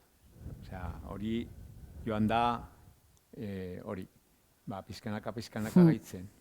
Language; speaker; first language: Basque; non-native, local second language; Spanish